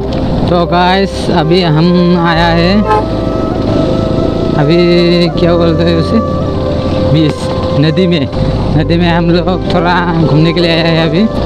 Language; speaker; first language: Hindi; non-native, local second language; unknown